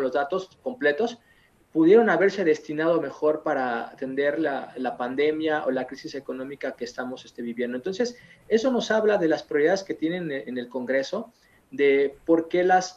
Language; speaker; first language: Spanish; native; Spanish